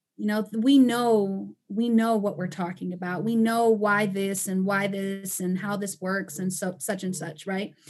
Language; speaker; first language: English; non-native, fluent; Spanish